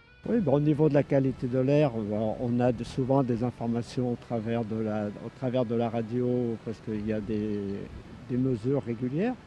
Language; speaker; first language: French; native; French